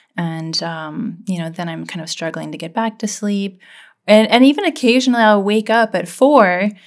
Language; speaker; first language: English; native; English